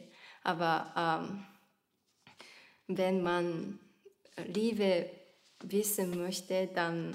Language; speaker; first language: German; non-native, learner; Japanese